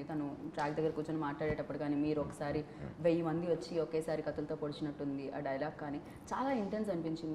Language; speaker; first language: Telugu; native; Telugu